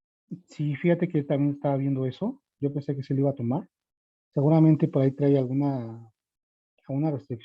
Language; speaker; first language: Spanish; native; Spanish